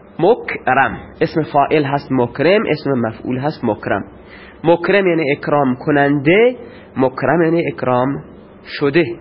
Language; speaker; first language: Persian; non-native, local second language; Baluchi